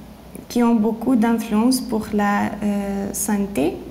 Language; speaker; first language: French; non-native, learner; Lithuanian